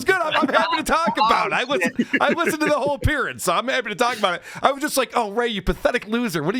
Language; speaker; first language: English; native; English